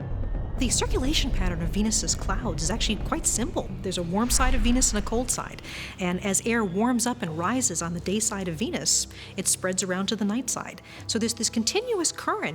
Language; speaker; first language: English; native; English